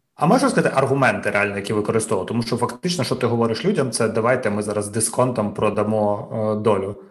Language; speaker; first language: Ukrainian; non-native, local second language; Russian